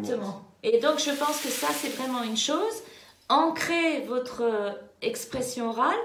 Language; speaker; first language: French; native; French